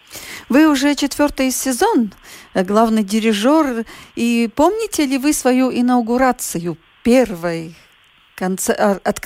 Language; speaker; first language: Russian; native; Russian